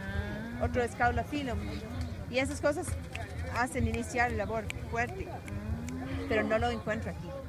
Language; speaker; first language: Spanish; non-native, fluent; English